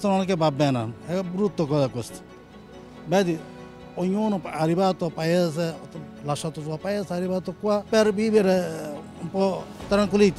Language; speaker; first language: Italian; non-native, learner; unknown